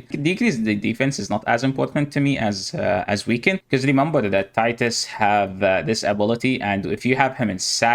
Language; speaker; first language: English; non-native, fluent; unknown